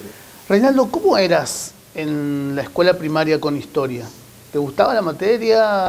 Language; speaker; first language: Spanish; native; Spanish